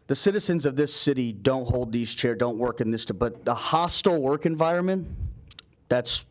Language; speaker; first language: English; native; English